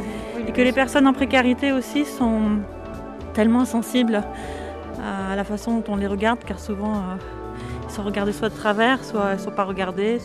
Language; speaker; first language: French; native; French